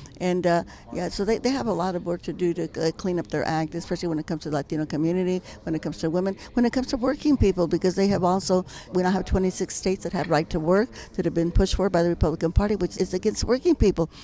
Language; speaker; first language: English; early bilingual, other home language; Spanish